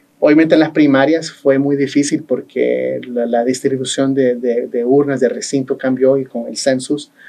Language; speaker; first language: Spanish; early bilingual, heritage; Spanish